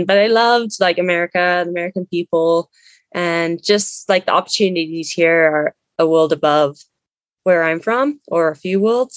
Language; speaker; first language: English; native; English